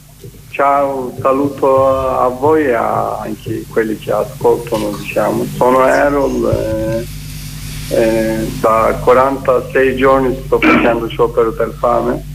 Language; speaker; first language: Italian; non-native, learner; Kurdish